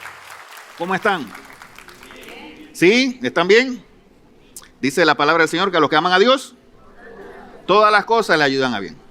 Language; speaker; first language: Spanish; native; Spanish